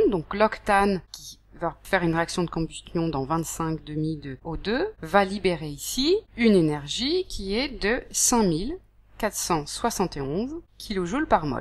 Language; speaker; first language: French; native; French